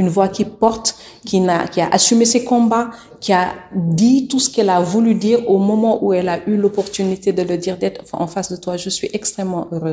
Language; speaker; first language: French; non-native, local second language; Wolof